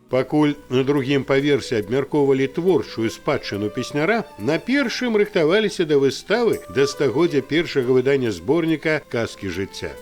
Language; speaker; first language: Belarusian; native; Belarusian